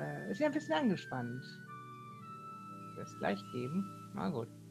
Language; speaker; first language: German; native; German